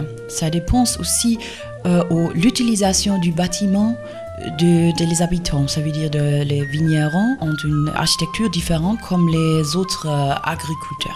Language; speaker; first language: French; non-native, fluent; German